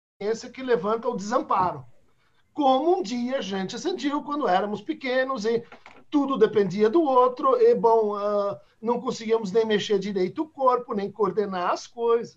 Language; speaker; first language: Portuguese; native; Portuguese